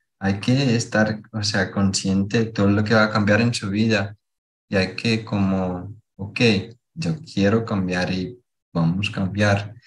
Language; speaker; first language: Spanish; non-native, fluent; Portuguese